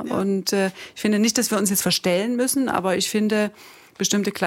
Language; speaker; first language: German; native; German